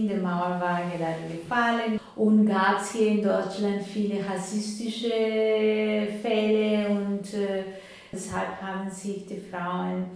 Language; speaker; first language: German; non-native, fluent; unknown